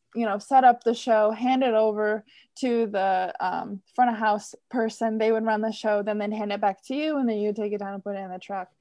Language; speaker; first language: English; native; English